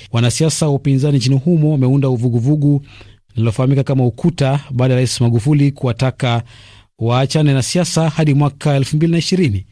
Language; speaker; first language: Swahili; non-native, local second language; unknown